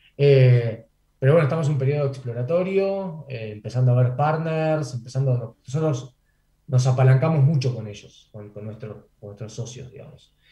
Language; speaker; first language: Spanish; native; Spanish